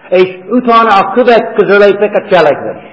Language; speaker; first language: Hungarian; non-native, fluent; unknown